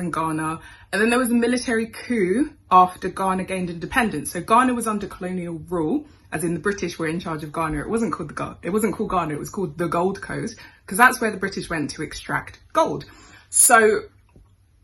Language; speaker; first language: English; native; English